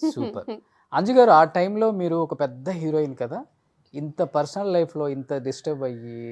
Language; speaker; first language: Telugu; native; Telugu